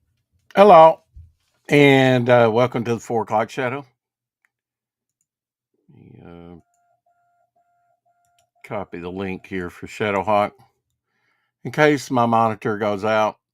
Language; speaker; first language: English; native; English